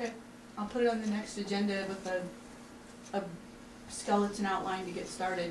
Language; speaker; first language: English; native; English